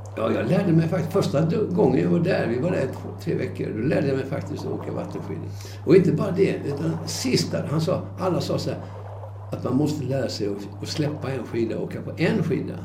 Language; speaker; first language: Swedish; native; Swedish